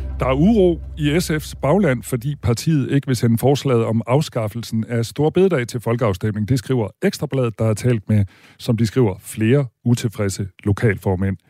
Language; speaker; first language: Danish; native; Danish